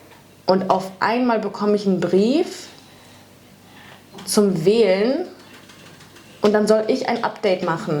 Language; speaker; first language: German; early bilingual, other home language; Indonesian